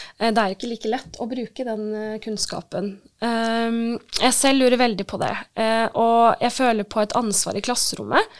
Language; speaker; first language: Norwegian; early bilingual, other home language; Turkish